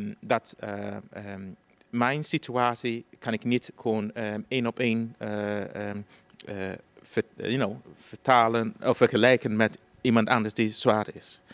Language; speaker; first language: Dutch; non-native, fluent; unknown